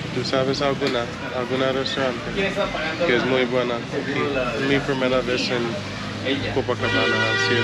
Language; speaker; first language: Spanish; non-native, learner; English